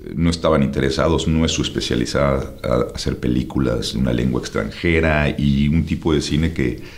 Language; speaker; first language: Spanish; native; Spanish